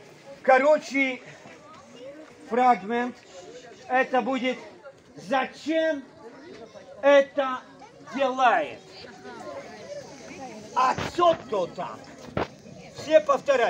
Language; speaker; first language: Russian; non-native, learner; Polish